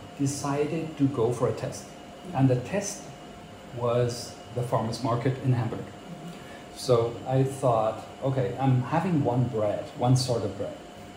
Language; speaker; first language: English; non-native, fluent; Swiss German